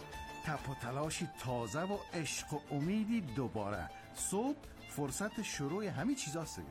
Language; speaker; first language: Persian; native; Persian